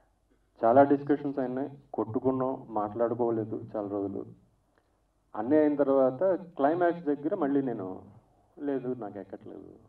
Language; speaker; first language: Telugu; native; Telugu